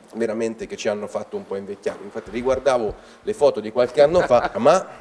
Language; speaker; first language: Italian; native; Italian